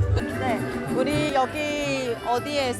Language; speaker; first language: Korean; non-native, learner; Chinese